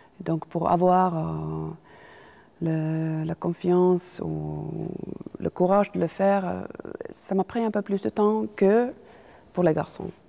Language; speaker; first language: French; non-native, fluent; Finnish